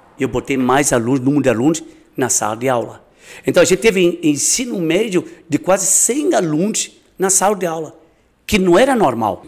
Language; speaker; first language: Portuguese; non-native, fluent; Chinese